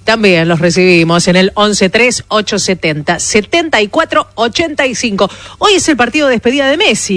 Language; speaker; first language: Spanish; native; Spanish